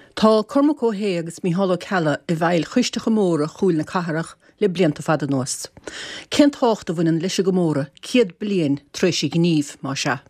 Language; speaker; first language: Irish; native; Irish